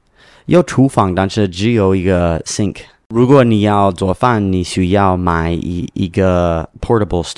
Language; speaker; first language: Chinese; non-native, learner; English